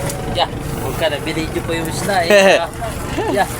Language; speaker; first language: Filipino; native; Filipino